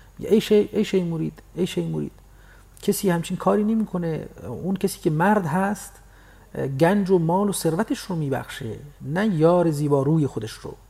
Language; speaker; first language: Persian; non-native, local second language; Baluchi